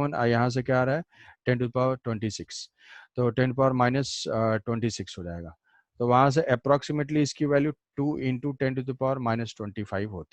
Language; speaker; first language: Hindi; native; Hindi